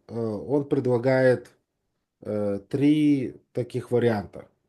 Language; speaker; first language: Russian; native; Russian